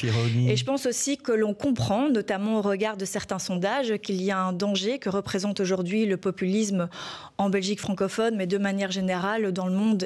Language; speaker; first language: French; native; French